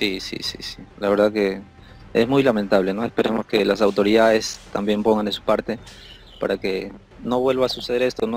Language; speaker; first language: Spanish; native; Spanish